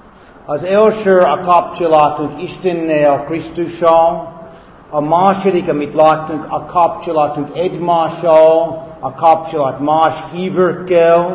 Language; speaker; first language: Hungarian; non-native, fluent; English